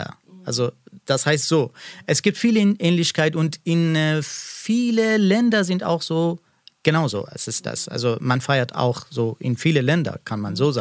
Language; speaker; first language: German; non-native, learner; Persian